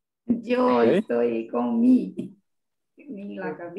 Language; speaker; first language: Spanish; non-native, learner; Portuguese